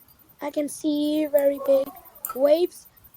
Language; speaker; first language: English; non-native, learner; Vietnamese